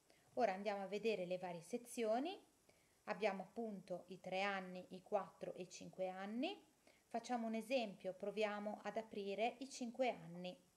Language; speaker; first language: Italian; native; Italian